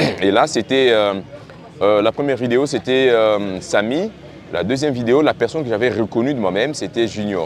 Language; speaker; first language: French; non-native, local second language; Swahili